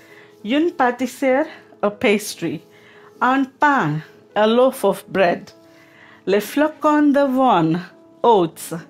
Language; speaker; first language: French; non-native, fluent; Telugu